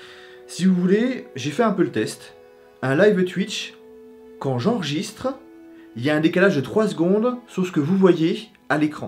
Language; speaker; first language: French; native; French